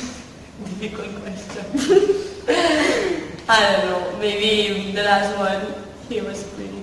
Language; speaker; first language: English; non-native, fluent; Spanish